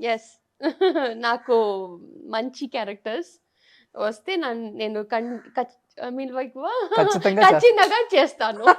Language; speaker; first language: Telugu; non-native, learner; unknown